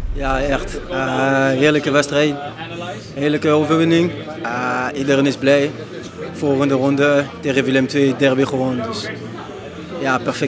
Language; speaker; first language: Dutch; non-native, fluent; French